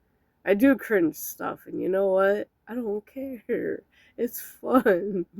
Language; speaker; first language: English; native; English